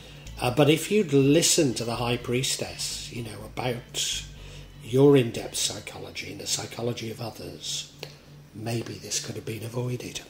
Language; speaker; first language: English; native; English